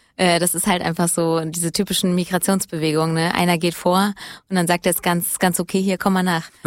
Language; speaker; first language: German; early bilingual, other home language; Italian